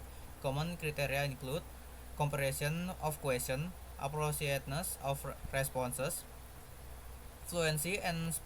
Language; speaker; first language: English; non-native, learner; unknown